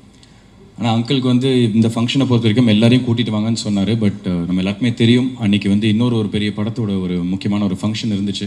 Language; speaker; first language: Tamil; native; Tamil